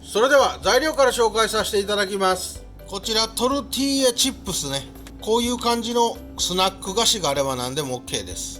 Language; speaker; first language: Japanese; native; Japanese